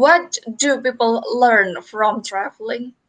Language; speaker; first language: English; non-native, fluent; Indonesian